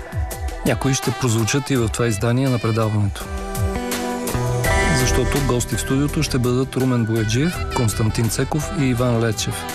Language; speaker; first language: Bulgarian; native; Bulgarian